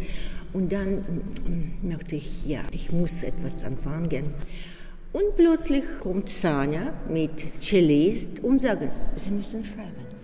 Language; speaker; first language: German; non-native, fluent; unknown